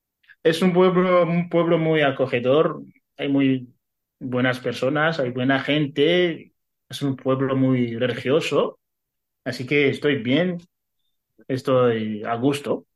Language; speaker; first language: Spanish; non-native, fluent; Kinyarwanda